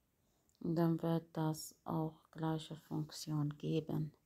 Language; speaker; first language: German; non-native, fluent; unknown